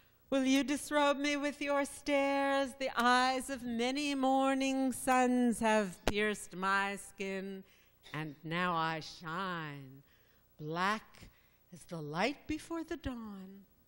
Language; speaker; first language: English; native; English